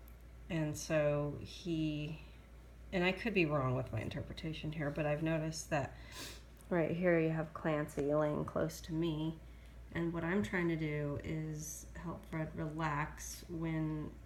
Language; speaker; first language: English; native; English